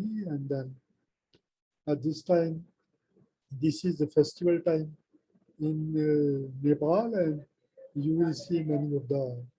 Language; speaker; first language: English; non-native, fluent; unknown